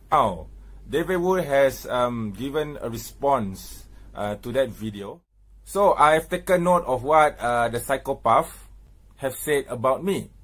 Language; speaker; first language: English; non-native, local second language; Malay